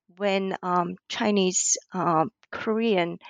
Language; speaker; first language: English; non-native, fluent; Korean